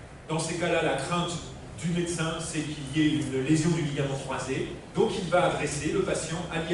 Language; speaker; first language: French; native; French